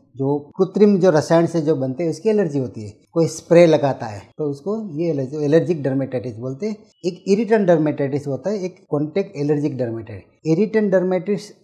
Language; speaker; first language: Hindi; non-native, local second language; Gujarati